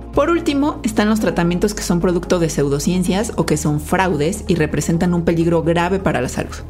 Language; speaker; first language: Spanish; native; Spanish